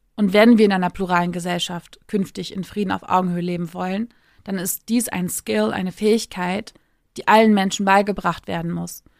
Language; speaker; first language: German; early bilingual, other home language; Turkish